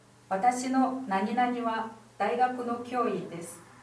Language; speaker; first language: Japanese; non-native, fluent; Chinese